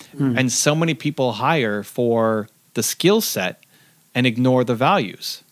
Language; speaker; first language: English; native; English